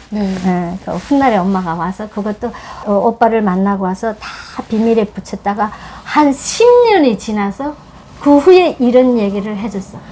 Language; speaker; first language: Korean; native; Korean